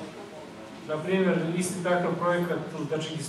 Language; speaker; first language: Bosnian; native; Bosnian